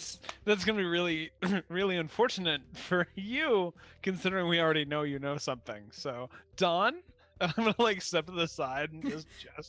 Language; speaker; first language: English; native; English